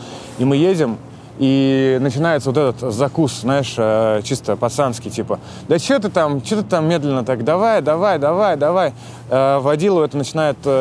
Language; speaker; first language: Russian; native; Russian